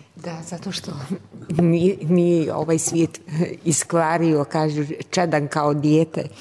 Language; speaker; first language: Serbian; native; Serbian